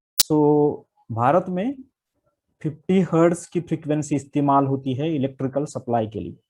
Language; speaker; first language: Hindi; non-native, local second language; Marathi